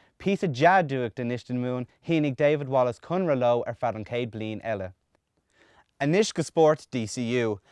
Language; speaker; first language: Irish; native; Irish